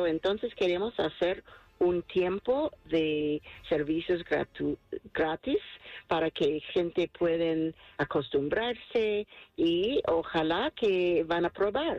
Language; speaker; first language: Spanish; non-native, fluent; English